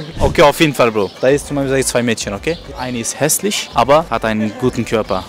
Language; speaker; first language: German; non-native, fluent; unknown